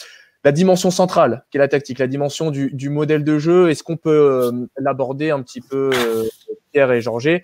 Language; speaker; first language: French; native; French